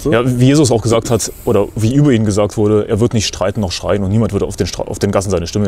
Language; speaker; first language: German; native; German